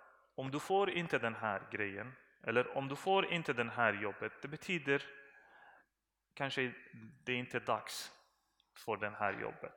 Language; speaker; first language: Swedish; non-native, learner; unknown